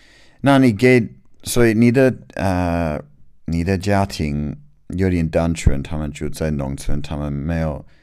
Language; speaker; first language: Chinese; non-native, learner; English